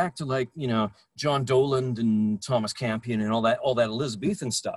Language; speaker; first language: English; native; English